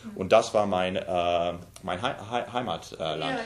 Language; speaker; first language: German; non-native, learner; English